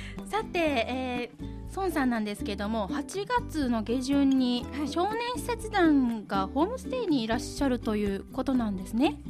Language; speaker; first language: Japanese; native; Japanese